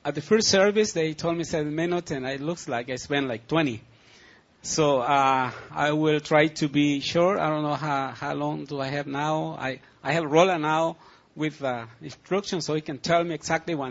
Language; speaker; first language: English; non-native, learner; Spanish